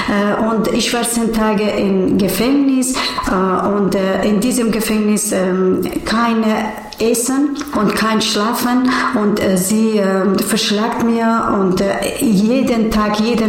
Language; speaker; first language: German; non-native, learner; Persian